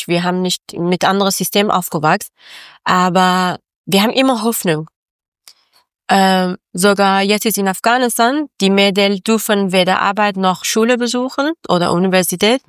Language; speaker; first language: German; non-native, learner; Persian